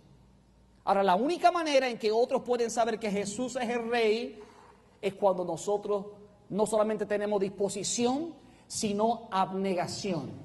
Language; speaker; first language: Spanish; native; Spanish